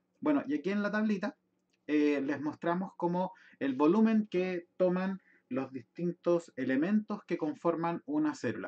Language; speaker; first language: Spanish; native; Spanish